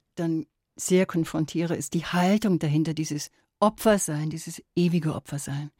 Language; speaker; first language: German; native; German